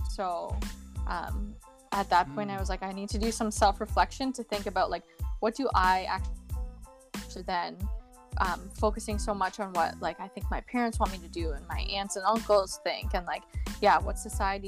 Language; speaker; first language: English; native; English